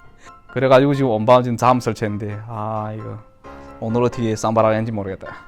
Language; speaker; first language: Korean; early bilingual, heritage; Korean